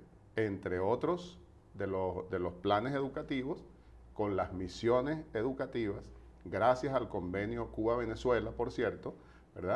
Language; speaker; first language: Spanish; native; Spanish